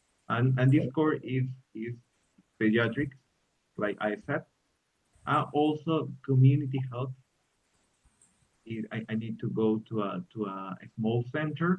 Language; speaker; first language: English; non-native, learner; Spanish